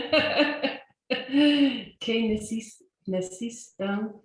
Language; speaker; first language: Spanish; non-native, learner; English